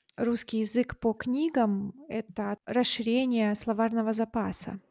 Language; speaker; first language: Russian; native; Russian